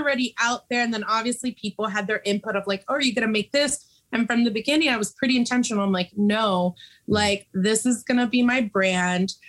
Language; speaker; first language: English; native; English